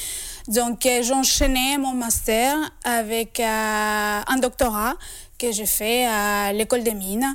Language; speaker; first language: French; non-native, fluent; Spanish